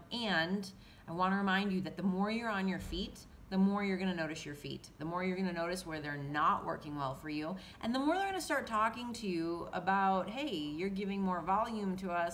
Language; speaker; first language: English; native; English